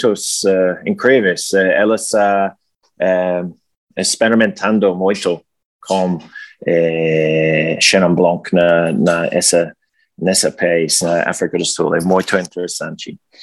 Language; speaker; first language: Portuguese; non-native, learner; English